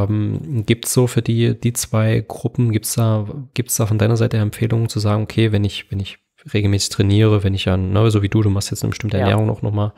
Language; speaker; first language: German; native; German